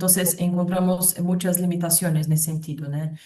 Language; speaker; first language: Spanish; non-native, fluent; Portuguese